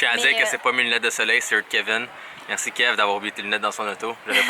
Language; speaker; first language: French; native; French